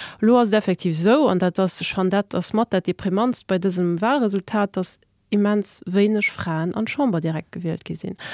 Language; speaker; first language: Luxembourgish; native; Luxembourgish